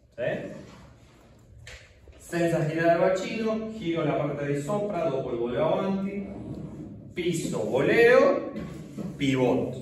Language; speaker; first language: Italian; non-native, fluent; Spanish